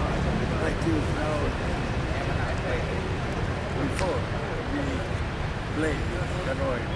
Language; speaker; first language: English; non-native, learner; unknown